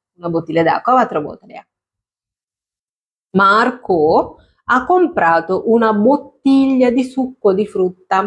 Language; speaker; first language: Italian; non-native, fluent; Sinhala